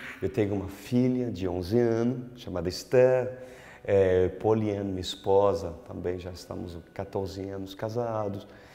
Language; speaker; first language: Portuguese; non-native, fluent; French